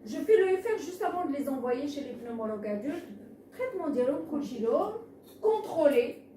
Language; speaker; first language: French; non-native, local second language; Arabic